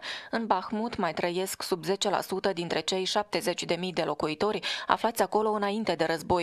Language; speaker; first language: Romanian; native; Romanian